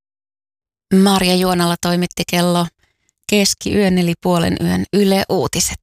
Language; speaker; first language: Finnish; native; Finnish